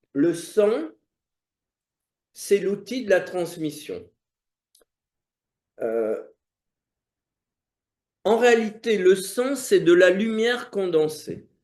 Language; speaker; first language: French; native; French